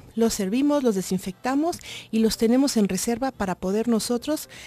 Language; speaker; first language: Spanish; native; Spanish